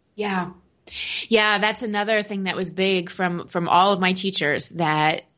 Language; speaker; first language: English; native; English